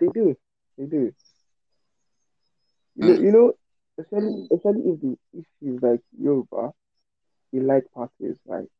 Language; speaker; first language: English; non-native, local second language; Yoruba